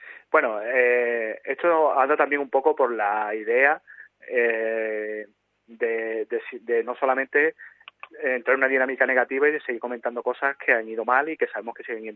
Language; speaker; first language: Spanish; native; Spanish